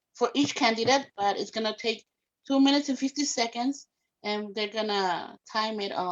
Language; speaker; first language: English; early bilingual, other home language; Spanish